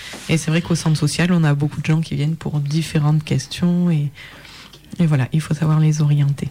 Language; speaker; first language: French; native; French